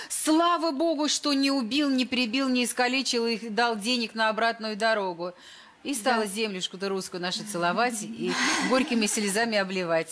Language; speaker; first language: Russian; native; Russian